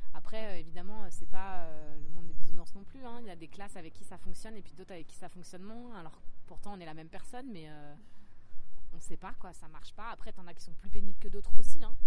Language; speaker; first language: French; native; French